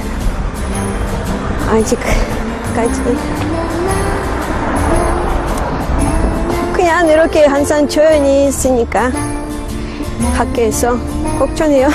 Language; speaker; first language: Korean; non-native, learner; Russian